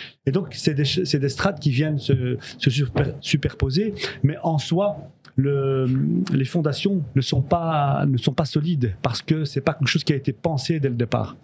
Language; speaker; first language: French; early bilingual, other home language; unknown